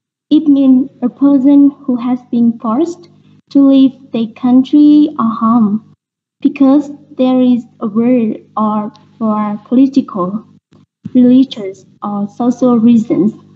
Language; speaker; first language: English; non-native, learner; Vietnamese